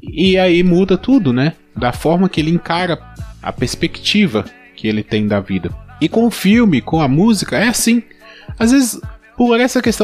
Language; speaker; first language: Portuguese; native; Portuguese